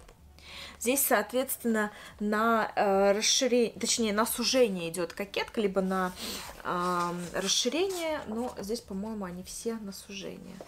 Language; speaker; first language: Russian; native; Russian